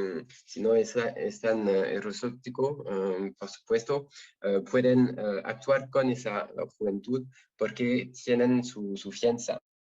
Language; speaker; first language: Spanish; non-native, learner; French